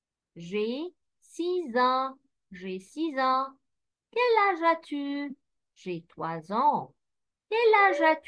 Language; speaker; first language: French; non-native, fluent; Arabic